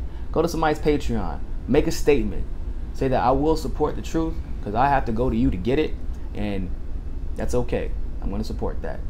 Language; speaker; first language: English; native; English